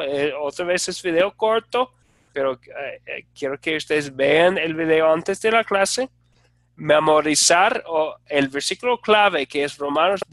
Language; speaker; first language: Spanish; non-native, fluent; English